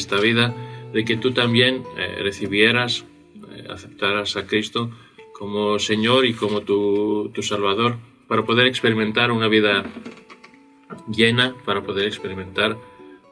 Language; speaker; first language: Spanish; non-native, fluent; Greek